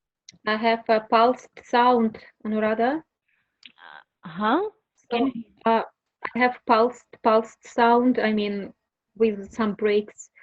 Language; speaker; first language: English; non-native, learner; Russian